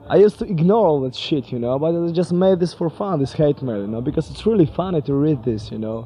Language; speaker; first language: English; non-native, fluent; Polish